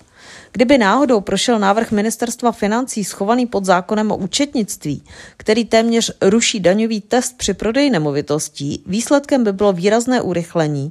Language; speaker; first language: Czech; native; Czech